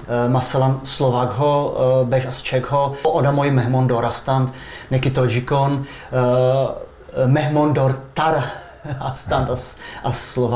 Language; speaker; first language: Persian; non-native, fluent; Slovak